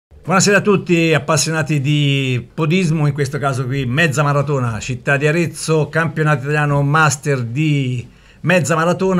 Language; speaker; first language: Italian; native; Italian